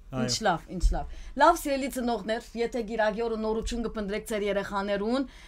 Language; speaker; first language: Armenian; early bilingual, heritage; Armenian